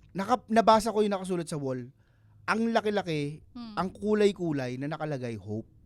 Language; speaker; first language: Filipino; native; Filipino